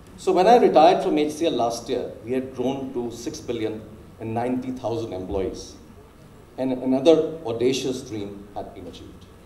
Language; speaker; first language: English; non-native, local second language; Hindi